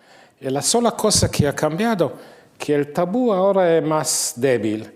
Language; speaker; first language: Spanish; non-native, fluent; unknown